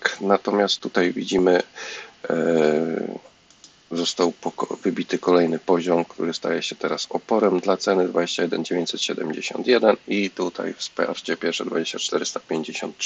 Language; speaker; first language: Polish; native; Polish